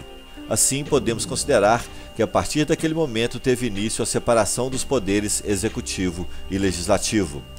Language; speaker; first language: Portuguese; native; Portuguese